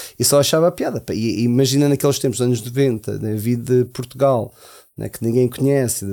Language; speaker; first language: Portuguese; early bilingual, heritage; Portuguese